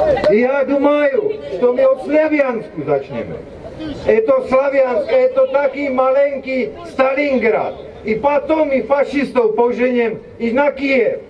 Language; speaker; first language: Russian; non-native, learner; Czech